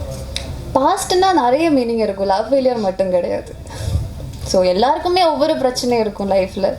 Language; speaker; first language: Tamil; non-native, fluent; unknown